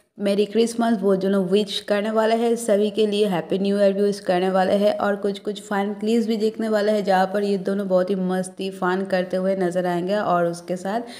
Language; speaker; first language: Hindi; non-native, local second language; Bangla